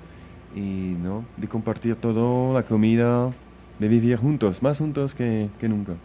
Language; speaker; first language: Spanish; non-native, learner; French